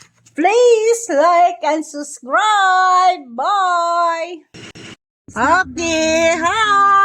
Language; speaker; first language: English; non-native, learner; Filipino